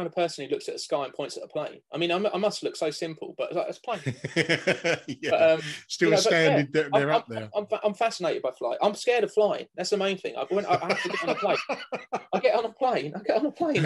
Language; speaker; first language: English; native; English